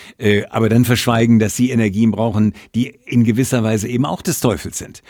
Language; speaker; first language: German; native; German